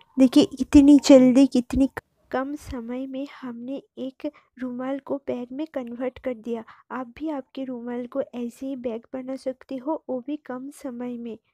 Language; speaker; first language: Hindi; non-native, local second language; Bangla